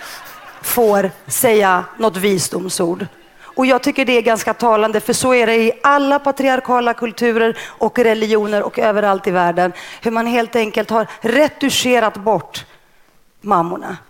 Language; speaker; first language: Swedish; early bilingual, other home language; Greek